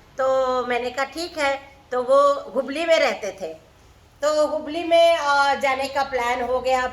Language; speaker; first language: Hindi; non-native, local second language; Marathi